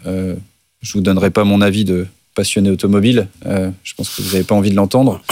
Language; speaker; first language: French; native; French